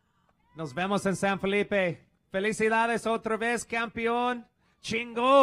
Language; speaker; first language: Spanish; non-native, learner; English